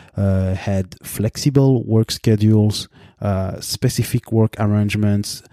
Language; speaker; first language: English; non-native, fluent; French